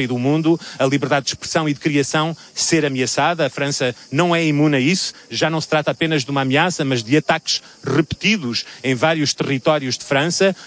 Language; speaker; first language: Portuguese; native; Portuguese